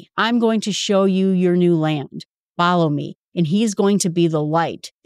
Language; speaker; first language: English; native; English